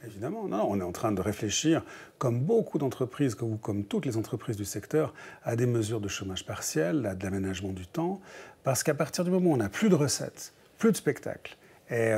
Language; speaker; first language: French; native; French